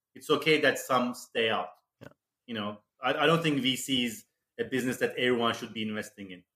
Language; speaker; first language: English; non-native, fluent; Turkish